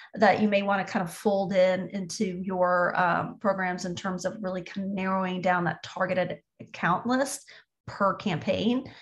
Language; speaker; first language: English; native; English